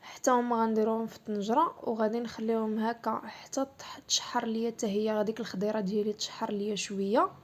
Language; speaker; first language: Arabic; native; Arabic